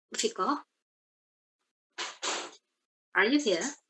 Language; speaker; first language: English; non-native, fluent; Indonesian